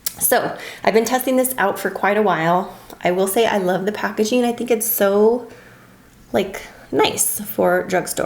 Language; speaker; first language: English; native; English